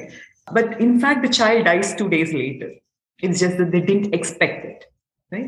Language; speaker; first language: English; non-native, local second language; Telugu